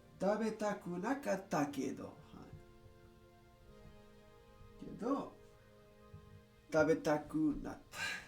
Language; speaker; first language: Japanese; non-native, learner; Spanish